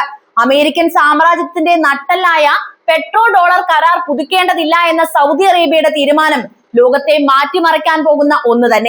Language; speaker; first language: Malayalam; native; Malayalam